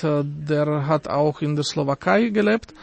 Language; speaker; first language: German; non-native, fluent; Slovak